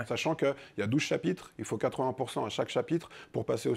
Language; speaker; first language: French; native; French